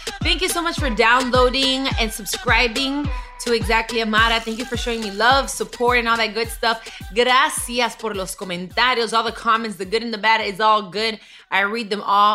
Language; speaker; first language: English; early bilingual, other home language; Spanish